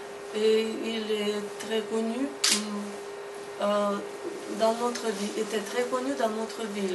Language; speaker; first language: French; non-native, fluent; Russian